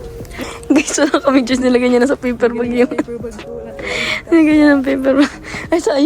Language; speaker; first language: Filipino; native; Filipino